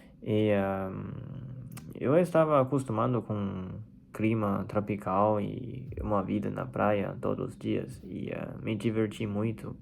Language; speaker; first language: Portuguese; non-native, fluent; Chinese